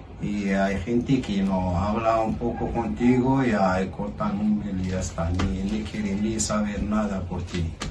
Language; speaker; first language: Spanish; non-native, learner; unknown